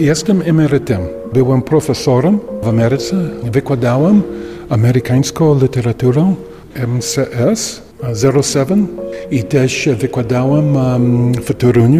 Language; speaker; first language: Polish; non-native, learner; English